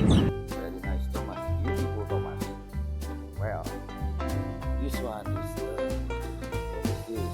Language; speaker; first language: English; non-native, learner; Indonesian